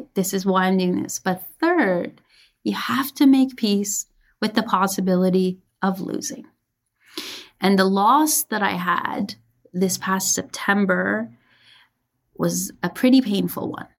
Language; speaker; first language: English; early bilingual, other home language; Persian